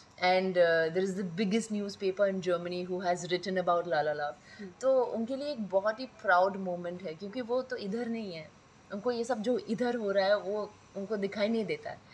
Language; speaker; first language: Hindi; non-native, fluent; Persian